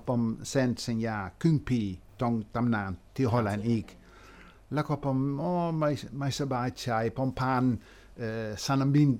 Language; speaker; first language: Thai; non-native, fluent; Dutch